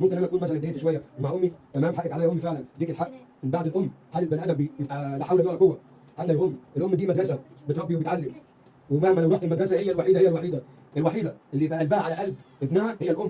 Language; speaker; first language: Arabic; native; Arabic